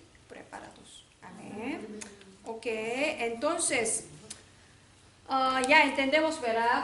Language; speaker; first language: Spanish; non-native, learner; Korean